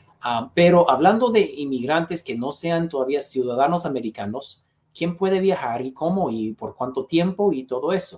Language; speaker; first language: Spanish; non-native, fluent; English